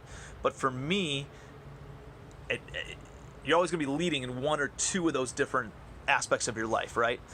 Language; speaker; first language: English; native; English